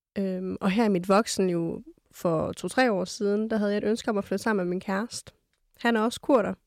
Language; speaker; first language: Danish; early bilingual, other home language; Kurdish